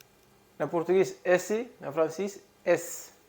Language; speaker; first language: Portuguese; non-native, local second language; Upper Guinea Crioulo